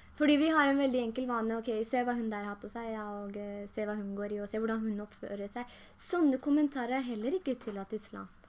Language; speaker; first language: Norwegian; early bilingual, other home language; Urdu